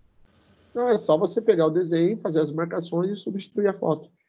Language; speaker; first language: Portuguese; native; Portuguese